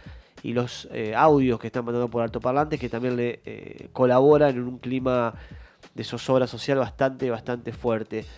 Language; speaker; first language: Spanish; native; Spanish